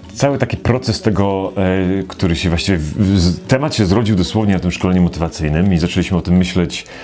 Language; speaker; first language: Polish; native; Polish